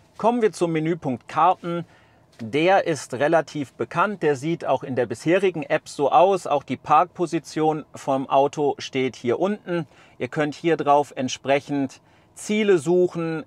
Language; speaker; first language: German; native; German